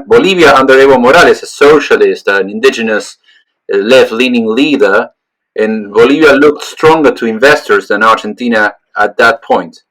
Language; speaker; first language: English; non-native, fluent; Spanish